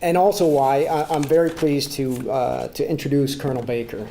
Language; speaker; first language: English; native; English